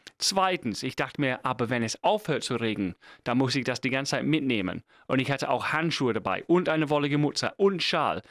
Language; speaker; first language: German; non-native, fluent; English